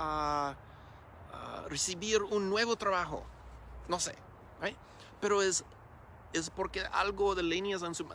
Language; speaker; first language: Spanish; non-native, learner; English